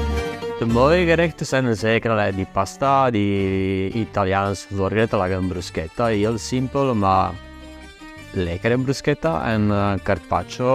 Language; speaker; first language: Dutch; non-native, fluent; Italian